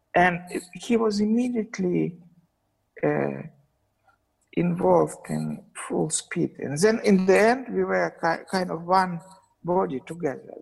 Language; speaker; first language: English; non-native, fluent; Russian